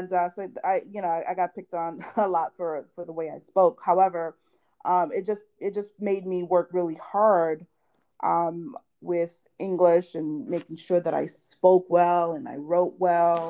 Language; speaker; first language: English; early bilingual, other home language; Haitian Creole